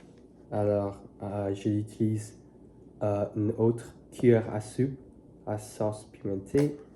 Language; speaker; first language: French; non-native, learner; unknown